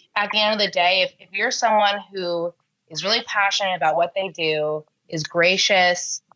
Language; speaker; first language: English; native; English